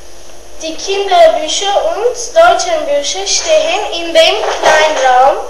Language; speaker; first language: German; non-native, learner; Turkish